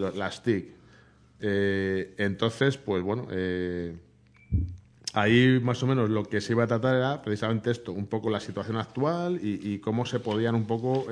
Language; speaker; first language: Spanish; native; Spanish